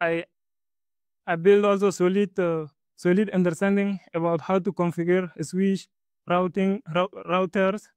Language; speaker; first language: English; non-native, learner; Arabic